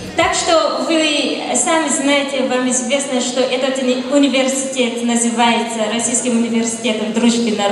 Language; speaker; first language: Russian; non-native, learner; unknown